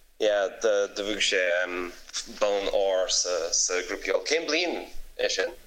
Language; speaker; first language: Irish; non-native, local second language; English